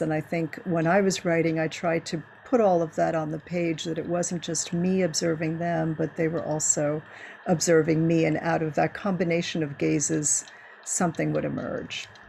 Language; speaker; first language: English; early bilingual, other home language; Spanish